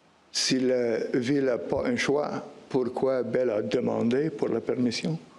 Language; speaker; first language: French; non-native, local second language; English